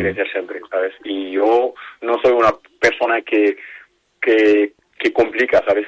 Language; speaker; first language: Spanish; non-native, learner; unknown